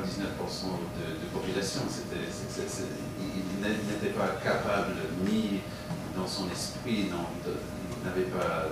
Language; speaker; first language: French; non-native, fluent; English